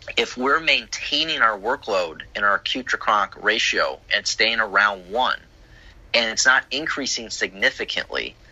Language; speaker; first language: English; native; English